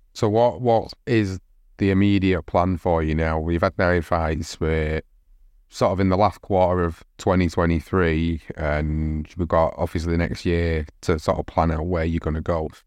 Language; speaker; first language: English; native; English